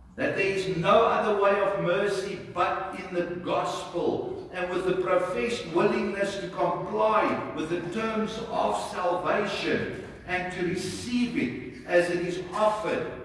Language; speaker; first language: English; non-native, local second language; Afrikaans